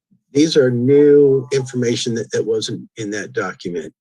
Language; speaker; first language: English; native; English